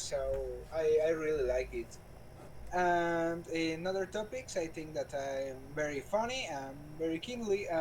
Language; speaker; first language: English; non-native, learner; Spanish